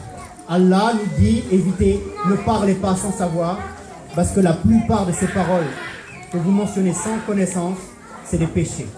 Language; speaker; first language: French; native; French